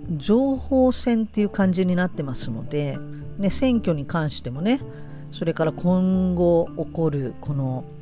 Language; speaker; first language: Japanese; native; Japanese